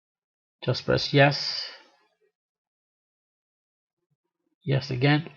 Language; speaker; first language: English; non-native, fluent; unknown